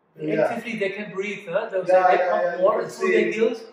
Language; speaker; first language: English; non-native, fluent; German